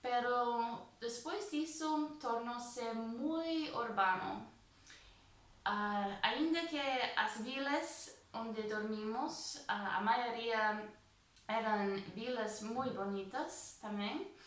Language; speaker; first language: Portuguese; non-native, fluent; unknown